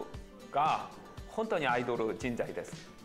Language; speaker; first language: Japanese; non-native, learner; Korean